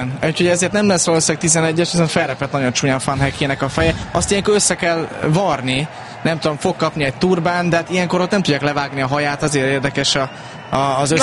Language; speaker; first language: Hungarian; native; Hungarian